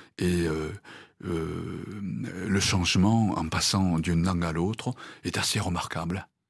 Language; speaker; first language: French; non-native, fluent; Japanese